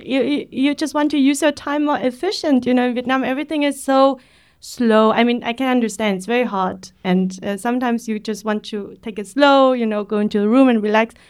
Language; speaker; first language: English; early bilingual, other home language; Vietnamese